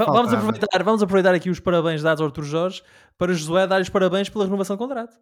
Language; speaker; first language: Portuguese; native; Portuguese